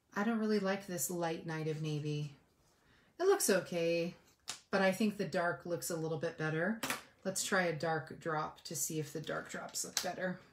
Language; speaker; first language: English; native; English